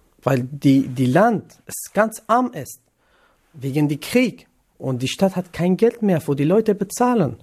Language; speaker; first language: German; non-native, learner; Kurdish